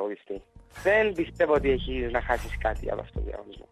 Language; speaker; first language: Greek; native; Greek